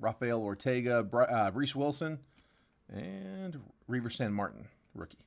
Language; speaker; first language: English; native; English